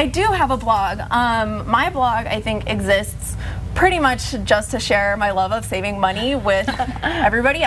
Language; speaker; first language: English; native; English